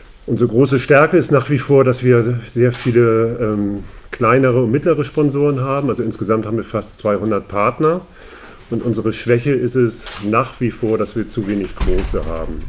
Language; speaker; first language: German; native; German